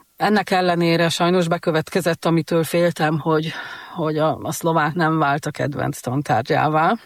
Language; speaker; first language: Hungarian; native; Hungarian